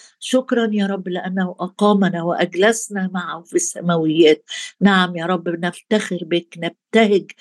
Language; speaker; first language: Arabic; native; Arabic